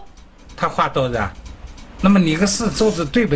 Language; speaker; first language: Chinese; native; Chinese